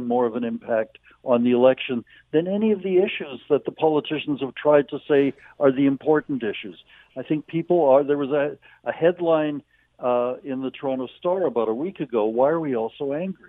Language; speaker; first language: English; native; English